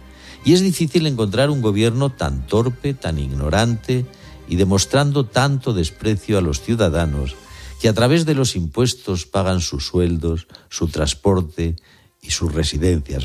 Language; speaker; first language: Spanish; native; Spanish